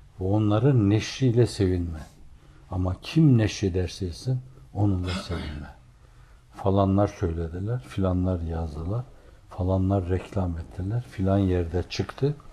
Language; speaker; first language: Turkish; native; Turkish